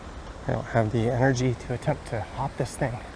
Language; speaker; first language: English; native; English